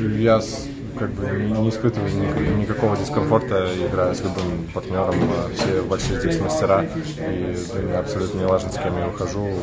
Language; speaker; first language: Russian; native; Russian